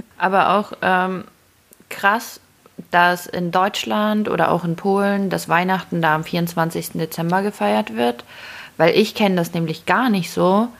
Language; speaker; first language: German; early bilingual, other home language; Russian